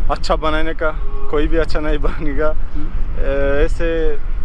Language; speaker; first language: Hindi; non-native, learner; Pashto